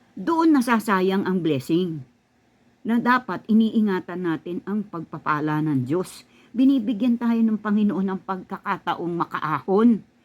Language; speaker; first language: Filipino; native; Filipino